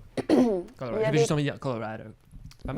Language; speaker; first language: French; native; French